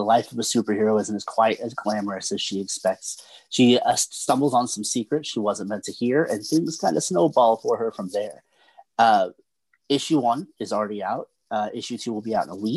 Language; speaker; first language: English; native; English